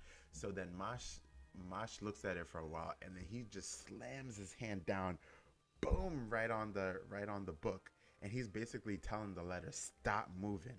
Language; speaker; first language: English; native; English